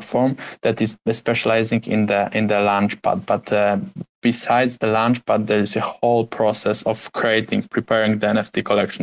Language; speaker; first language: English; non-native, fluent; Polish